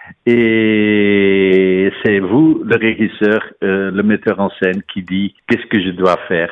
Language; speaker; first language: French; non-native, fluent; Dutch